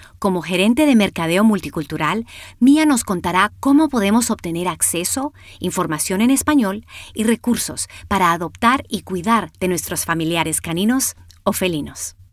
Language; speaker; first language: Spanish; early bilingual, heritage; Spanish